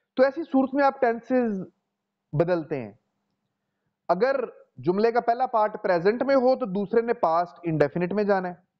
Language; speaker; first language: Urdu; non-native, local second language; Punjabi